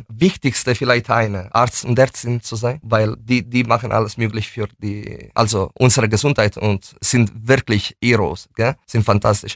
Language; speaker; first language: German; non-native, fluent; Italian